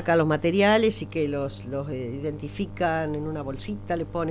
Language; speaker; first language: Spanish; native; Spanish